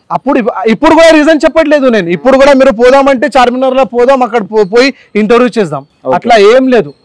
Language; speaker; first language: Telugu; non-native, local second language; Marathi